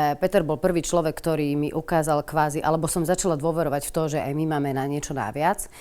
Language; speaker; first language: Slovak; native; Slovak